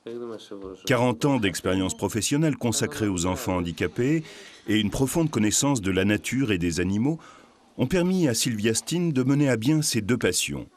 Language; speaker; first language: French; native; French